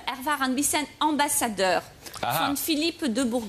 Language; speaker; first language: German; non-native, fluent; French